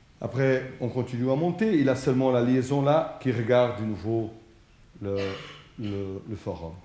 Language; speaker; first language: French; non-native, fluent; Portuguese